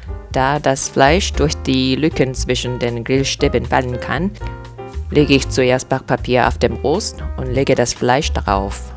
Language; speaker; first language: German; non-native, fluent; Korean